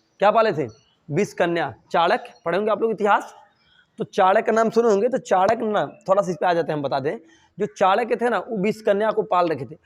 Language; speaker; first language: Hindi; native; Hindi